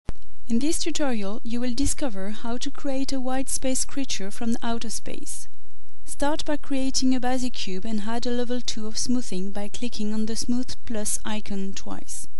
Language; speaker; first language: English; non-native, fluent; French